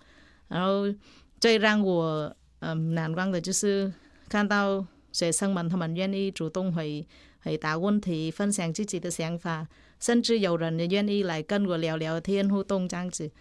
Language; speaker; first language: Chinese; non-native, fluent; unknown